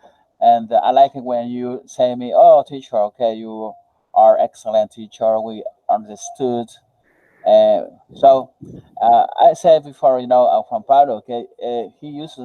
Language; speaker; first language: English; non-native, learner; Spanish